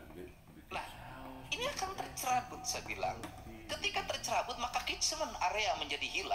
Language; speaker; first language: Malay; non-native, local second language; Sundanese